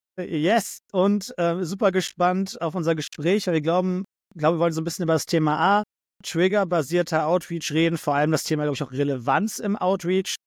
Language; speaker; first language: German; native; German